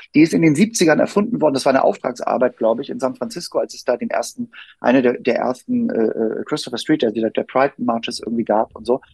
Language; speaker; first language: German; native; German